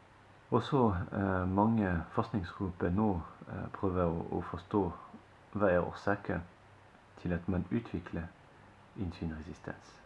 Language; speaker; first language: Norwegian; non-native, fluent; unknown